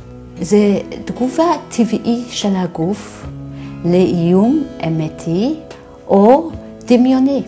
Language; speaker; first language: Hebrew; non-native, fluent; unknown